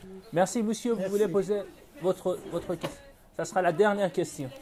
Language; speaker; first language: French; non-native, learner; Persian